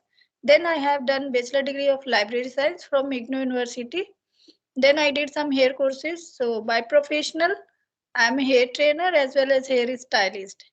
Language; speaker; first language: English; non-native, learner; Hindi